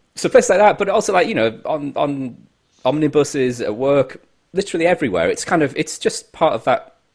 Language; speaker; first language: English; native; English